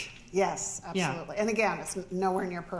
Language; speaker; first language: English; native; English